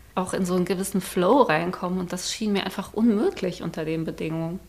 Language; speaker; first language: German; native; German